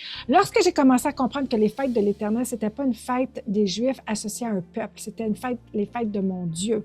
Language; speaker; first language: French; native; French